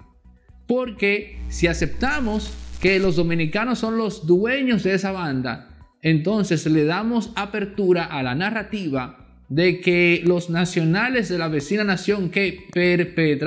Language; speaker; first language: Spanish; native; Spanish